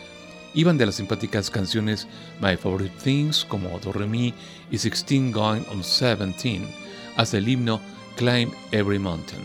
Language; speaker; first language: Spanish; native; Spanish